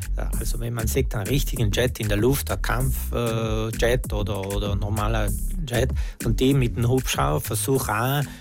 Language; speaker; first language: German; non-native, local second language; Ladin